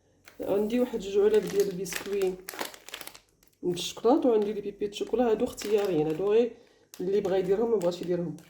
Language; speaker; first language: Arabic; native; Arabic